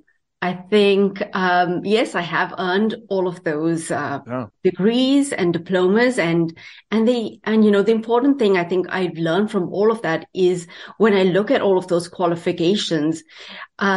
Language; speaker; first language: English; native; English